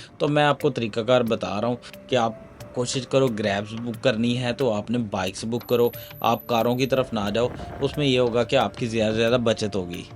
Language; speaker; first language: Urdu; non-native, local second language; Punjabi